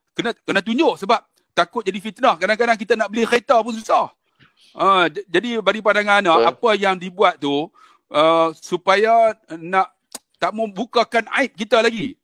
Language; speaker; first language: Malay; native; Malay